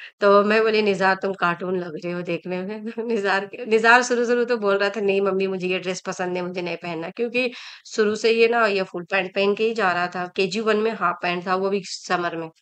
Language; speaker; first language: Hindi; native; Hindi